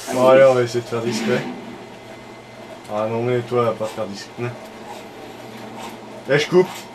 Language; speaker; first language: French; native; French